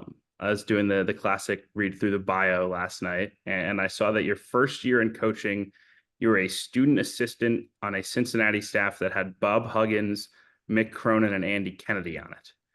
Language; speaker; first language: English; native; English